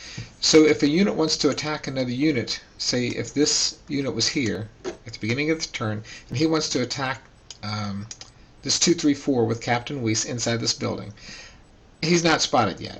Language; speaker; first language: English; native; English